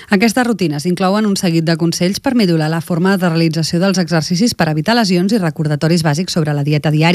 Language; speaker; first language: Catalan; native; Catalan